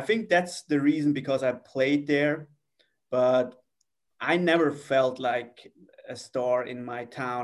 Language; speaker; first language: English; non-native, fluent; Swiss German